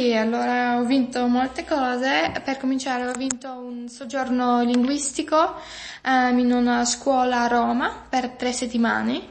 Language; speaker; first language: Italian; non-native, fluent; German